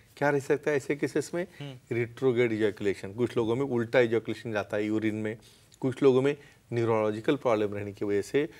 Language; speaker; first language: Hindi; non-native, local second language; Marathi